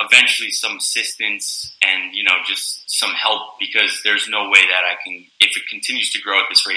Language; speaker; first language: English; native; English